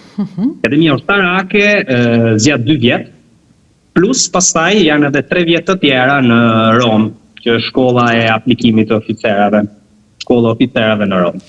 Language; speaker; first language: Albanian; early bilingual, heritage; Albanian